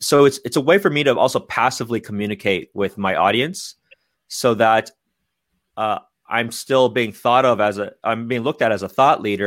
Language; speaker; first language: English; native; English